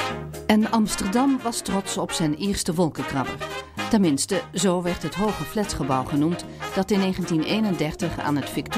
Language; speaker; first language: Dutch; native; Dutch